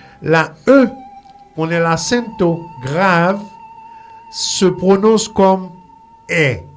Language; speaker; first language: Spanish; non-native, fluent; French